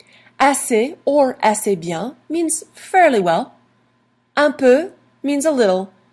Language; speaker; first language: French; non-native, fluent; English